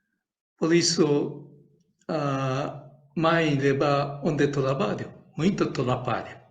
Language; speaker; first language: Portuguese; non-native, learner; Japanese